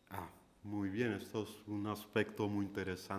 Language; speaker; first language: Spanish; native; Spanish